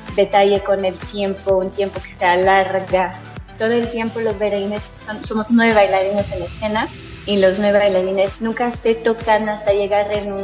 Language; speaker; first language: Spanish; non-native, fluent; French